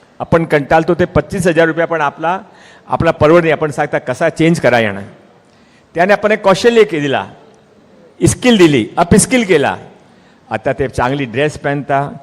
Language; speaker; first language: Marathi; non-native, local second language; Hindi